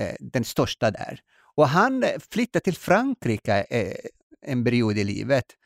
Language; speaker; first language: Swedish; non-native, fluent; Arabic